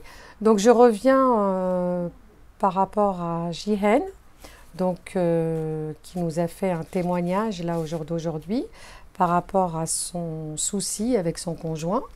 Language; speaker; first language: French; native; French